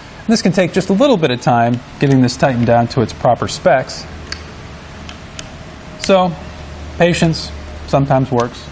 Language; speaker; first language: English; native; English